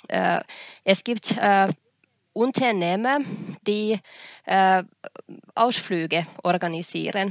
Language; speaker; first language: German; non-native, fluent; Finnish